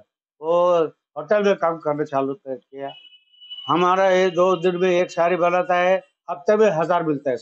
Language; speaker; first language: Hindi; non-native, local second language; Kannada